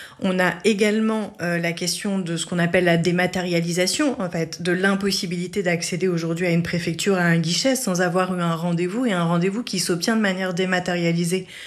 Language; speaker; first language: French; native; French